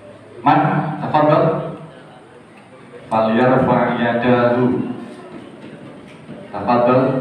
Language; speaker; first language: Arabic; non-native, fluent; Indonesian